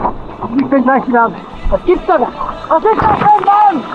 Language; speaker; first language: German; native; German